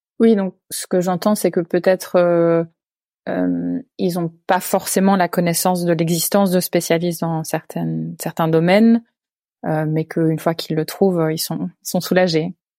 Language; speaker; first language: French; native; French